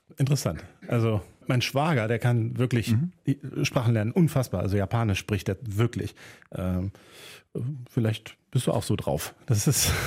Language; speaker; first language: German; native; German